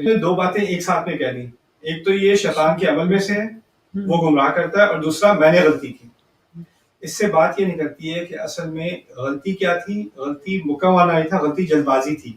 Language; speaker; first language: Urdu; early bilingual, heritage; Urdu